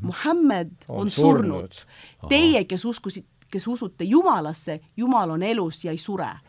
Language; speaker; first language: Estonian; early bilingual, heritage; Estonian